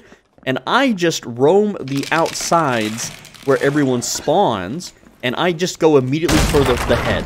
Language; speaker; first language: English; native; English